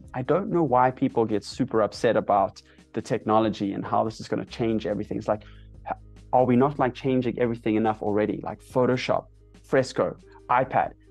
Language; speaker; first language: English; native; English